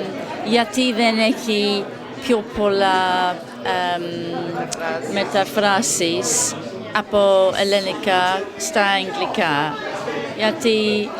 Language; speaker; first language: Greek; non-native, learner; English